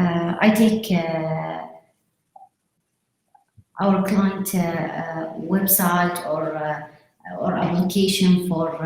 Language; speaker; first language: English; non-native, learner; Arabic